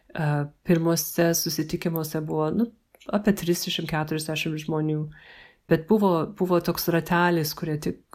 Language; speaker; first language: Lithuanian; early bilingual, heritage; English